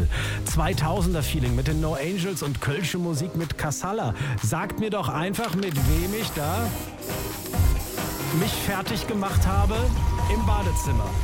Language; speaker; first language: German; native; German